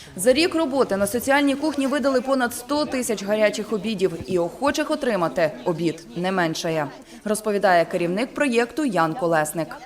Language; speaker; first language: Ukrainian; native; Ukrainian